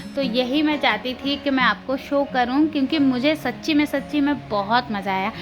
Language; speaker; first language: Hindi; non-native, local second language; Telugu